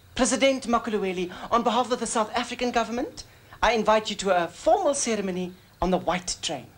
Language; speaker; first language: English; non-native, local second language; Afrikaans